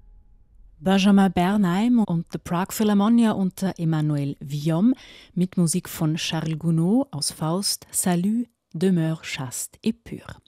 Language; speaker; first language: German; native; German